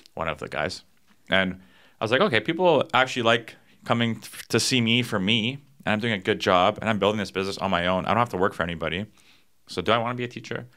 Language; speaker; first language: English; native; English